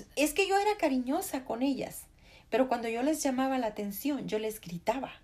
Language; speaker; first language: Spanish; native; Spanish